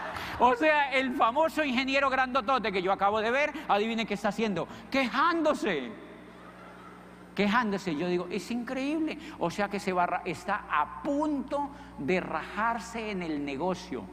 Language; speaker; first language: Spanish; native; Spanish